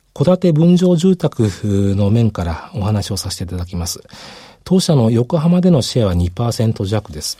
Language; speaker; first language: Japanese; native; Japanese